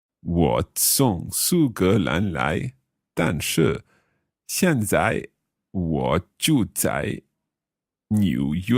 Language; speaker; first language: Chinese; non-native, learner; English